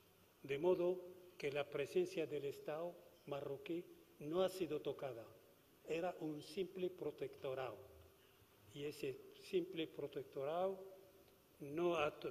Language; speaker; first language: Spanish; non-native, fluent; Arabic